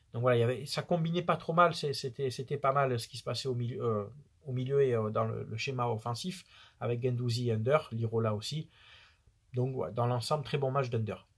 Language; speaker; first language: French; native; French